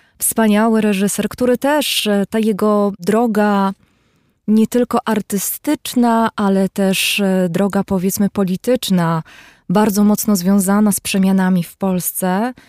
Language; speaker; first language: Polish; native; Polish